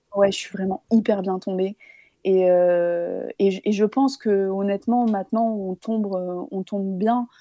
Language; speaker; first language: French; native; French